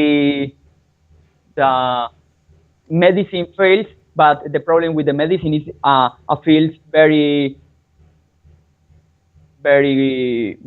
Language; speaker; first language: English; non-native, learner; Spanish